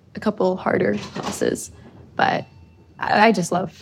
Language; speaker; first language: English; early bilingual, other home language; Spanish